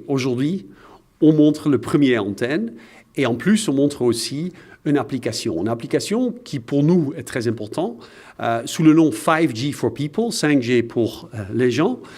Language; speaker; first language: French; non-native, fluent; Dutch